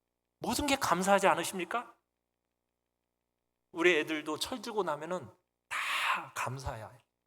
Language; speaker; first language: Korean; native; Korean